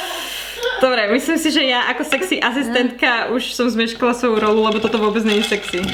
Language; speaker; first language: Slovak; native; Slovak